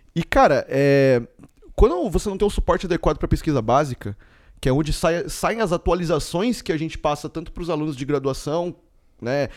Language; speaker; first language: Portuguese; native; Portuguese